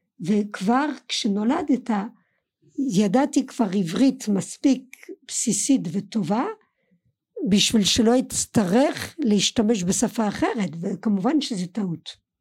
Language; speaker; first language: Hebrew; non-native, fluent; French